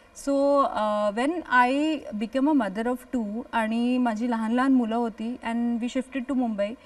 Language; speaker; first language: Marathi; native; Marathi